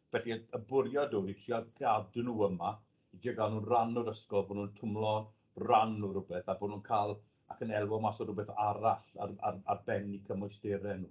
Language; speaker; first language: Welsh; native; Welsh